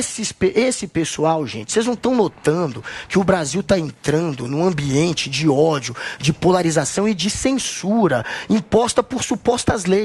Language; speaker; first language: Portuguese; native; Portuguese